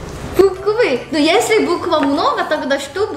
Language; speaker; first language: Russian; non-native, learner; Korean